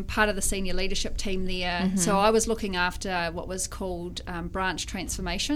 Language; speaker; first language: English; native; English